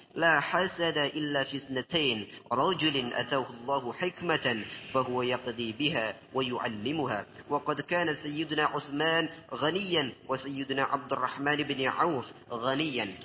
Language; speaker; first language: Arabic; non-native, learner; Indonesian